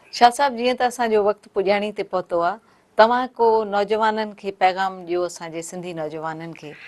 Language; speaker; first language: Sindhi; native; Sindhi